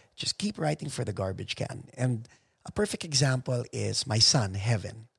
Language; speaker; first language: English; non-native, local second language; Filipino